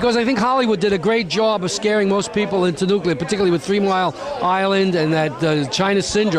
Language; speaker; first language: English; native; English